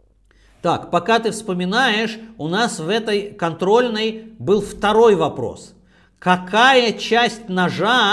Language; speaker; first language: Russian; native; Russian